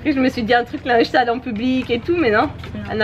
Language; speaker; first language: French; native; French